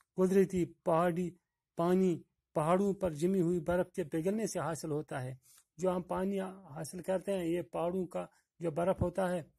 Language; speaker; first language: Urdu; non-native, local second language; Kashmiri